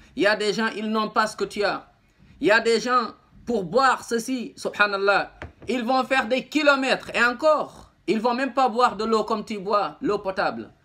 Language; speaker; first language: French; non-native, local second language; Wolof